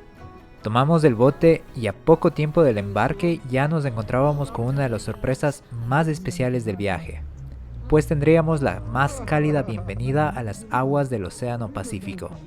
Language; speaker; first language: Spanish; native; Spanish